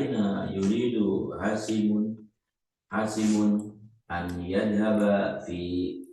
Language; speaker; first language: Arabic; non-native, learner; Indonesian